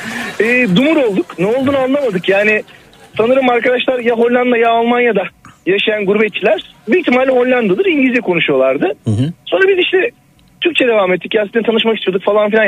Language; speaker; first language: Turkish; native; Turkish